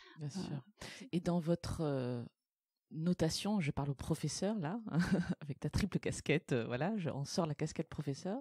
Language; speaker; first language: French; native; French